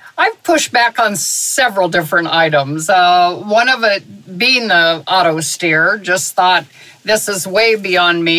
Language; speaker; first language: English; native; English